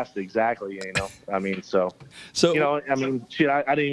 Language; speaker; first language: English; native; English